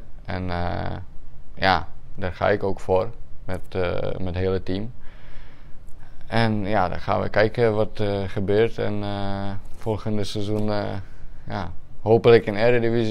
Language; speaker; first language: Dutch; non-native, fluent; Czech